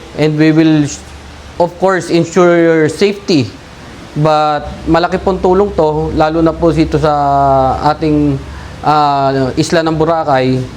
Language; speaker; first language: Filipino; native; Filipino